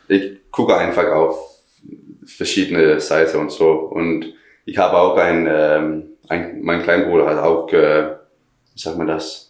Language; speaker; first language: German; non-native, learner; Danish